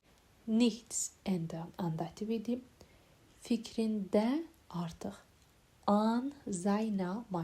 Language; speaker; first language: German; non-native, fluent; Azerbaijani